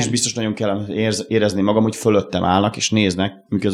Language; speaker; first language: Hungarian; native; Hungarian